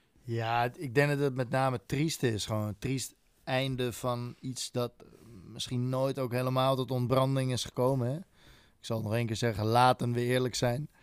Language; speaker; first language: Dutch; native; Dutch